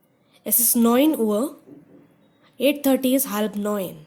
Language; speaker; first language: German; non-native, fluent; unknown